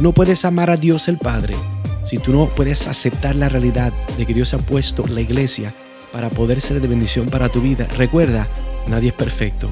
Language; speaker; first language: Spanish; native; Spanish